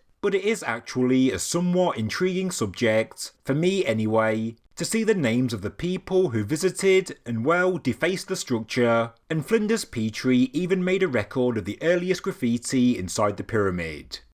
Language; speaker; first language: English; native; English